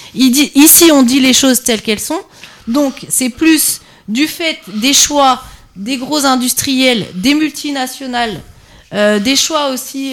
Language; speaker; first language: French; native; French